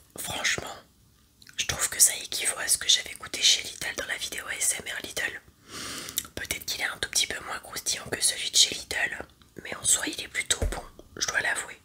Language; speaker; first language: French; native; French